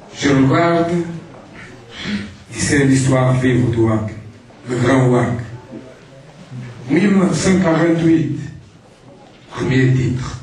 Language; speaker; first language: French; non-native, fluent; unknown